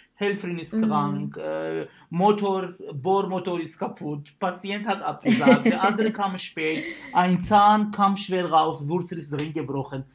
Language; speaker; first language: German; non-native, fluent; Arabic